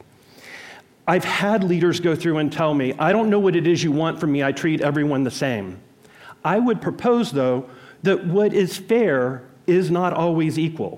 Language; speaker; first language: English; native; English